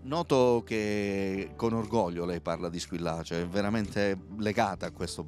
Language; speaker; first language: Italian; native; Italian